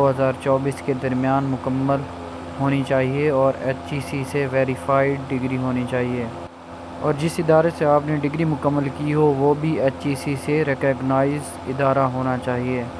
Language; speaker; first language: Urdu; non-native, local second language; Punjabi